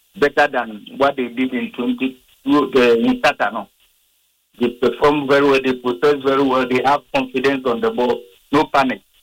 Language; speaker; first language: English; non-native, local second language; Akan